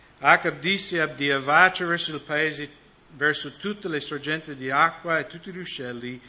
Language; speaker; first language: Italian; non-native, fluent; English